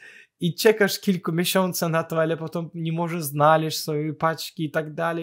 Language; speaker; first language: Polish; non-native, fluent; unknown